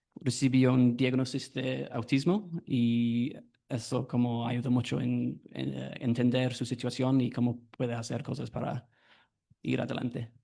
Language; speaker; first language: Spanish; non-native, fluent; English